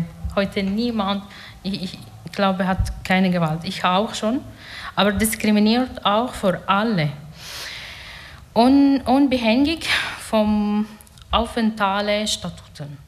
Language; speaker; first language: German; non-native, learner; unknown